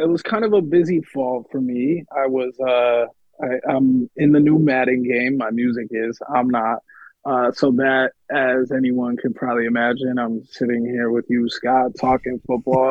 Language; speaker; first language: English; native; English